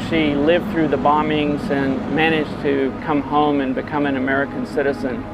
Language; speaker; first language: English; native; English